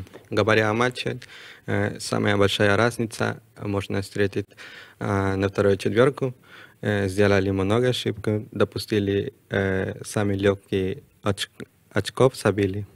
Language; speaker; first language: Russian; non-native, learner; Spanish